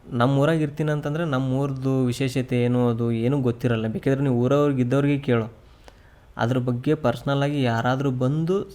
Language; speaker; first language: Kannada; native; Kannada